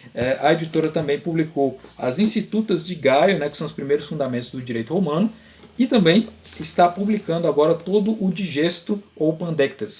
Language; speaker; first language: Portuguese; native; Portuguese